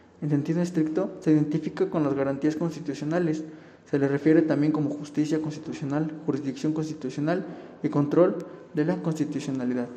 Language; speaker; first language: Spanish; native; Spanish